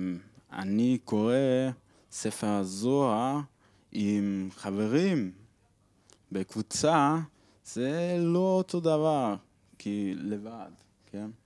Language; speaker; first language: Hebrew; non-native, learner; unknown